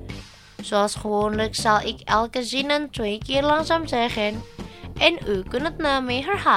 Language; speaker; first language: Dutch; non-native, learner; Indonesian